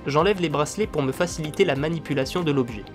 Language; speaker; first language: French; native; French